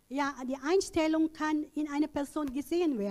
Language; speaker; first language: German; non-native, learner; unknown